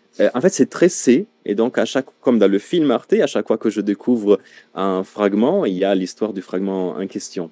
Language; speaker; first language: French; non-native, fluent; Italian